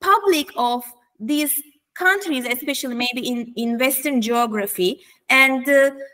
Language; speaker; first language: English; non-native, fluent; Turkish